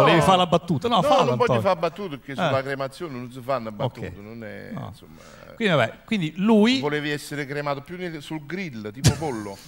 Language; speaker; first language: Italian; native; Italian